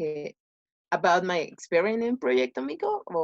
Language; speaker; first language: English; non-native, learner; Spanish